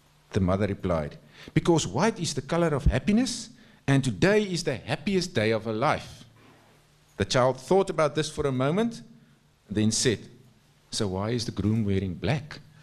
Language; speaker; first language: English; non-native, local second language; Afrikaans